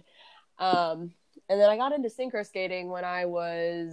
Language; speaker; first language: English; native; English